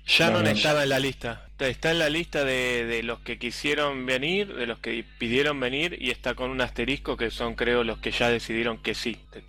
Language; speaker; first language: Spanish; native; Spanish